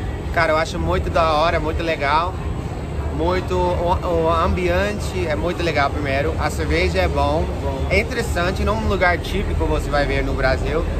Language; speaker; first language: Portuguese; non-native, fluent; English